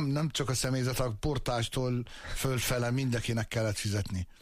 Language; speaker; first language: Hungarian; non-native, fluent; Arabic